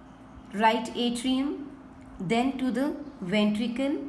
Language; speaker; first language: English; non-native, local second language; Hindi